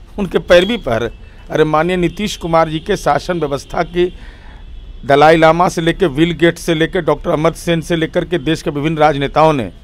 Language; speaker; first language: Hindi; native; Hindi